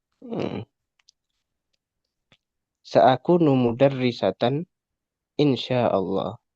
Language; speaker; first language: Arabic; non-native, learner; Indonesian